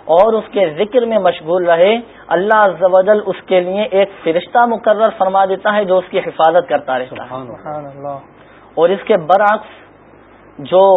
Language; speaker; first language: Urdu; native; Urdu